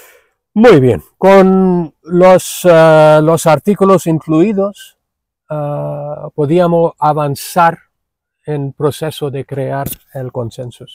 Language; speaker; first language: Spanish; non-native, fluent; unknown